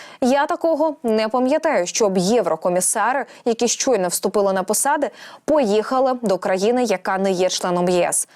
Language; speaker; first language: Ukrainian; native; Ukrainian